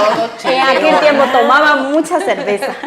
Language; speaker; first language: Spanish; non-native, fluent; Chinese